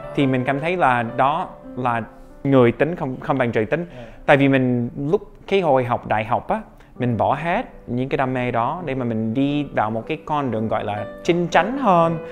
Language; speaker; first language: Vietnamese; non-native, fluent; English